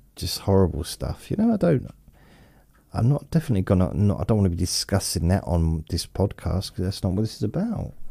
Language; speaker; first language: English; native; English